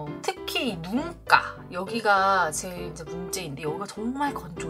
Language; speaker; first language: Korean; native; Korean